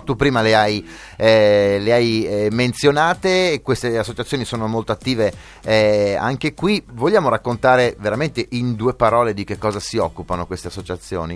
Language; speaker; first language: Italian; native; Italian